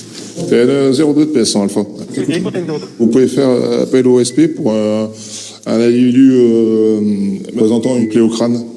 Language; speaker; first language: French; native; French